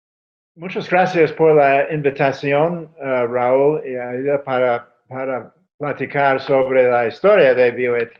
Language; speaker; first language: Spanish; non-native, fluent; English